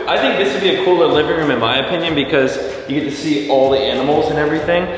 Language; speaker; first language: English; native; English